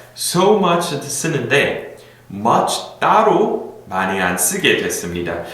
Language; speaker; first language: Korean; non-native, fluent; English